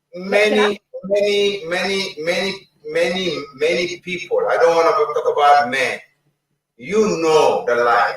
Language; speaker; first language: English; non-native, learner; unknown